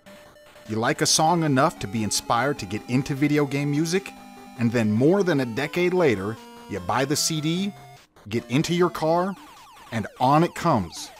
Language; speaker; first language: English; native; English